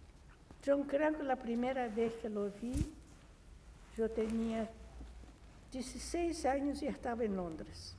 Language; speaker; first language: Spanish; non-native, fluent; Portuguese